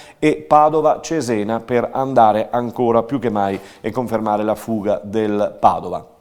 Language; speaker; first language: Italian; native; Italian